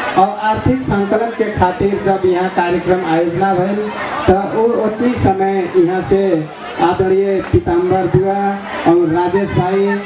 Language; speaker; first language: Bhojpuri; non-native, local second language; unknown